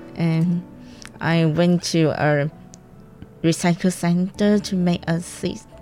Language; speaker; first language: English; non-native, local second language; Chinese